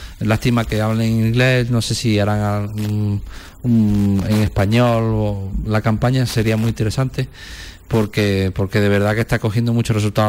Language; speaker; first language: Spanish; native; Spanish